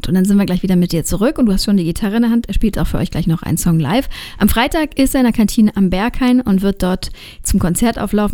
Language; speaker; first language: German; native; German